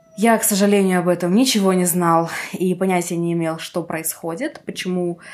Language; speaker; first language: Russian; non-native, local second language; Ukrainian